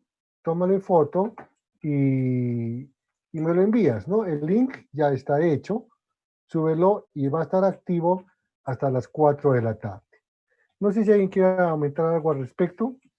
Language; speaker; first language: Spanish; native; Spanish